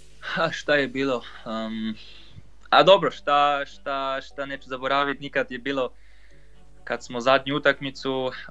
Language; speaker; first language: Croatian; non-native, fluent; Polish